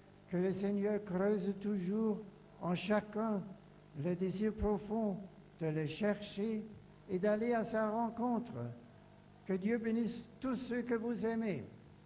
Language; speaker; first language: French; non-native, fluent; German